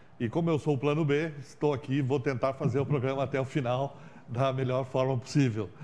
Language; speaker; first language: Portuguese; native; Portuguese